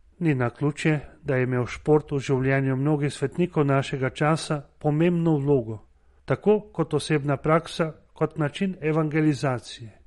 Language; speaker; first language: Slovenian; native; Slovenian